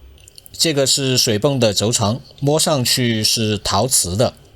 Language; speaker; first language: Chinese; native; Chinese